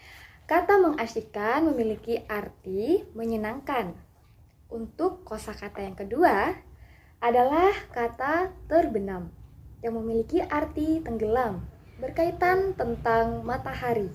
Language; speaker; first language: Indonesian; native; Indonesian